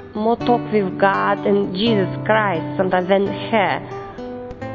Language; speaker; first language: English; non-native, learner; Lithuanian